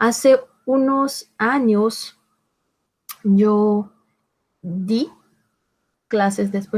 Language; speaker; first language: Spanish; non-native, fluent; Portuguese